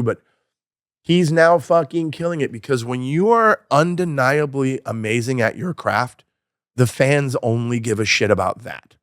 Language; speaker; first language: English; native; English